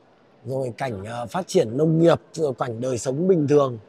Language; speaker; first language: Vietnamese; native; Vietnamese